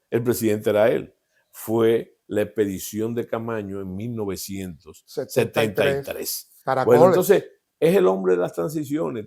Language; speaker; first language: Spanish; native; Spanish